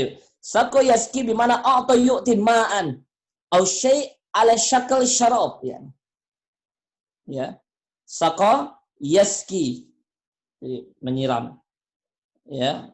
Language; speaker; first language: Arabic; non-native, fluent; Indonesian